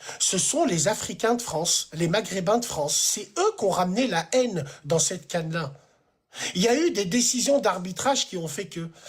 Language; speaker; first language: French; early bilingual, other home language; Arabic